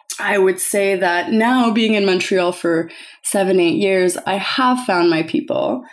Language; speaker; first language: English; early bilingual, other home language; French